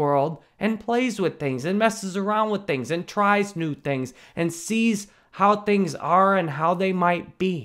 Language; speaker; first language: English; native; English